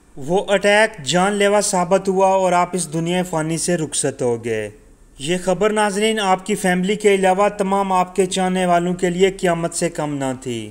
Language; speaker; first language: Urdu; non-native, local second language; Punjabi